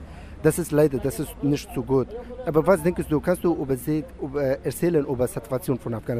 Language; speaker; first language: German; non-native, learner; Pashto